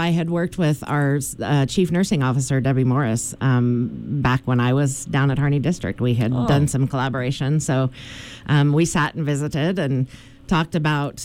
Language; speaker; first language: English; native; English